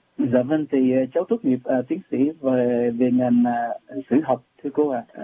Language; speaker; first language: Vietnamese; native; Vietnamese